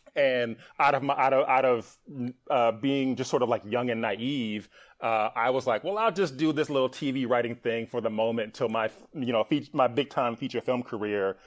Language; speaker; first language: English; native; English